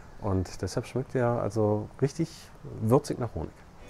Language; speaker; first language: German; native; German